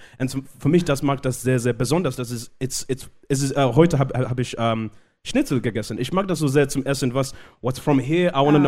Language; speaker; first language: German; non-native, learner; Shona